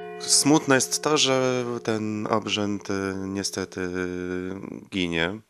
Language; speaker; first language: Polish; native; Polish